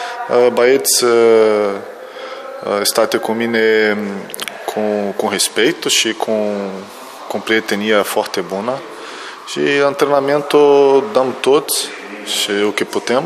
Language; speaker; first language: Romanian; non-native, learner; Portuguese